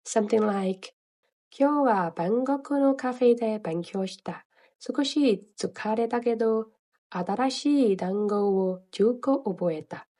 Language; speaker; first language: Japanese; non-native, fluent; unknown